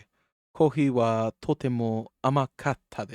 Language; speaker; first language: Japanese; non-native, learner; English